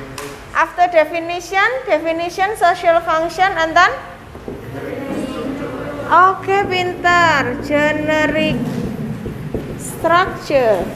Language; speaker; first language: English; non-native, learner; Indonesian